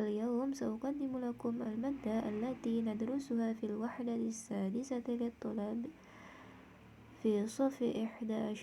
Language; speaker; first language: Arabic; non-native, fluent; Indonesian